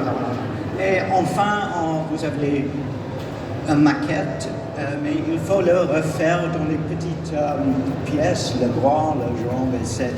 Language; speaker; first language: French; non-native, learner; English